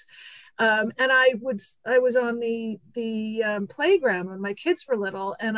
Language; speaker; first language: English; native; English